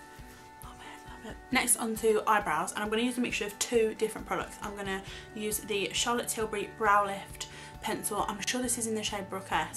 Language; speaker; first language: English; native; English